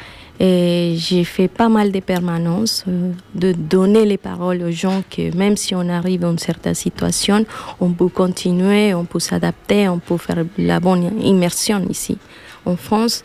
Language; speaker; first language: French; non-native, fluent; Spanish